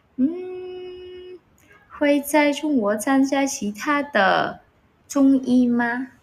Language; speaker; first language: Chinese; non-native, learner; Vietnamese